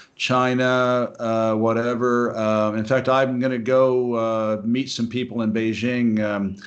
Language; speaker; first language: English; native; English